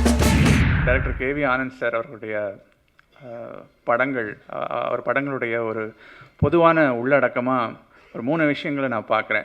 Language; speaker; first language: Tamil; native; Tamil